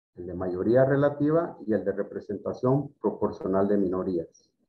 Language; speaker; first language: Spanish; native; Spanish